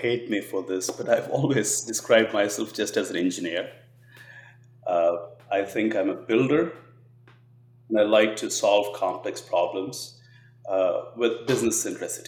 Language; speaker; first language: English; non-native, local second language; Telugu